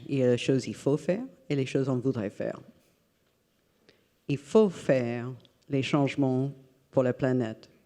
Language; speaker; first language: French; non-native, fluent; English